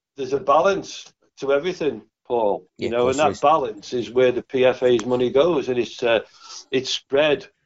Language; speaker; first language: English; native; English